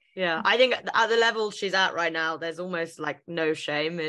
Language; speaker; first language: English; native; English